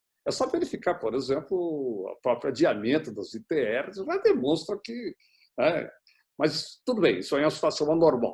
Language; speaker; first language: Portuguese; native; Portuguese